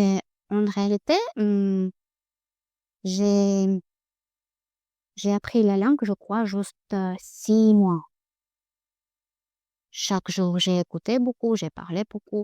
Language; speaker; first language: French; non-native, learner; Russian